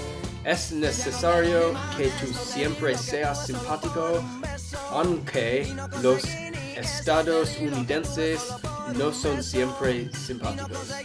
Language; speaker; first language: Spanish; non-native, learner; English